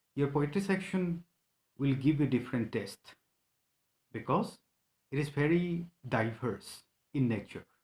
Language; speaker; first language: English; non-native, local second language; Assamese